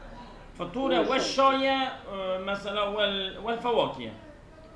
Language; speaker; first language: Arabic; non-native, fluent; Turkish